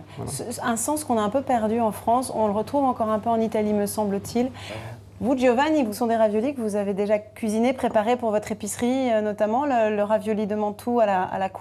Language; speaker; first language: French; native; French